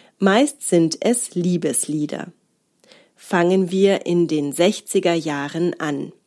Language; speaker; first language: German; native; German